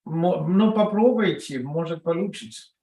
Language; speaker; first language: Russian; non-native, fluent; Telugu